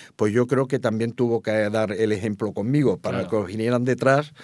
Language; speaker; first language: Spanish; native; Spanish